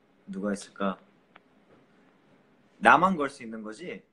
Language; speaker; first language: Korean; early bilingual, heritage; Korean